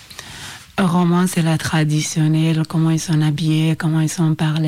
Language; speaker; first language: French; non-native, learner; Oromo